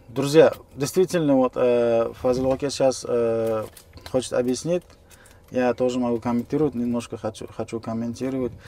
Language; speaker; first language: Russian; non-native, local second language; Uzbek